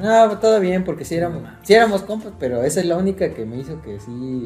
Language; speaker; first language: Spanish; native; Spanish